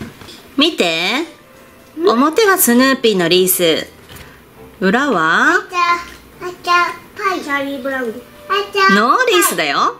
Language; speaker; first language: Japanese; native; Japanese